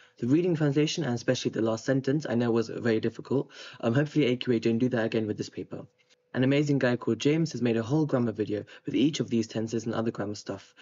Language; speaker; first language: English; native; English